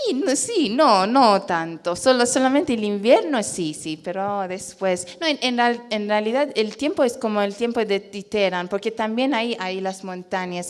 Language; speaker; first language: Spanish; non-native, fluent; Persian